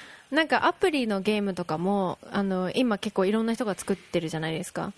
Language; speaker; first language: Japanese; native; Japanese